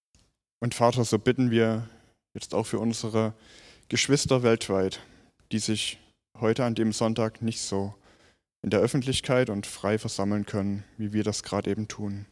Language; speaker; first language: German; native; German